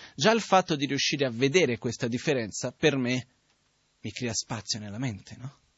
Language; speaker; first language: Italian; non-native, fluent; Portuguese